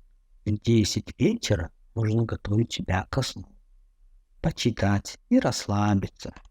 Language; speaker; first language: Russian; non-native, fluent; Tajik